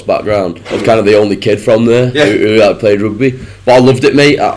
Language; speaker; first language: English; native; English